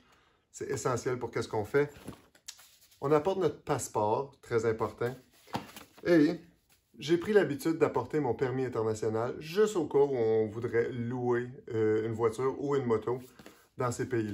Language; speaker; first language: French; native; French